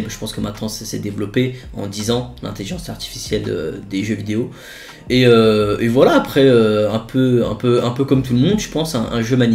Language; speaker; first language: French; native; French